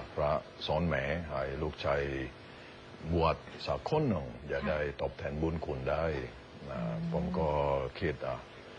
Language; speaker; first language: Thai; non-native, learner; Indonesian